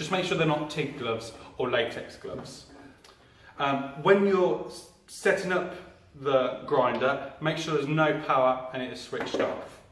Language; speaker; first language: English; native; English